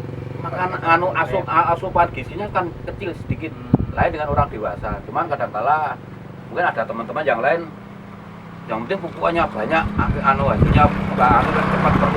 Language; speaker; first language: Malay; non-native, local second language; Javanese